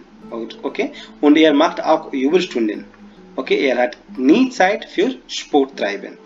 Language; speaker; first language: German; non-native, fluent; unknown